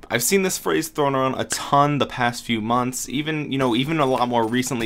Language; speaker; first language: English; native; English